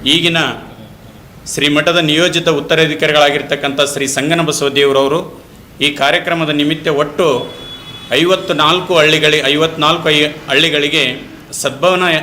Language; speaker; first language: Kannada; native; Kannada